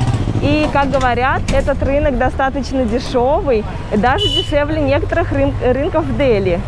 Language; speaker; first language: Russian; native; Russian